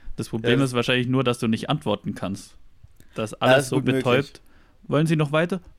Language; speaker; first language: German; native; German